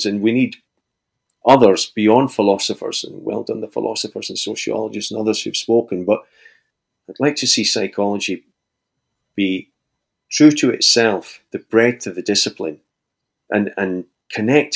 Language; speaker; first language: English; native; English